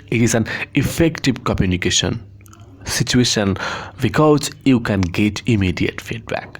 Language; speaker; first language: English; non-native, local second language; Bangla